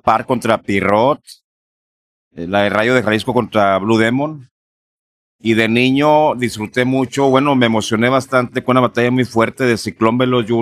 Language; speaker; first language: Spanish; native; Spanish